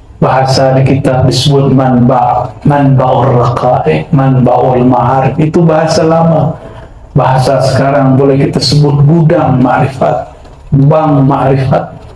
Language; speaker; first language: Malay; non-native, local second language; Minangkabau